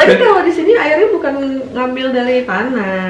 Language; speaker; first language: Indonesian; native; Indonesian